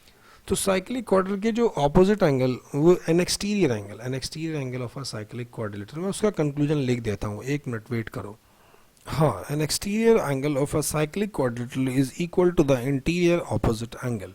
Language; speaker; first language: Hindi; native; Hindi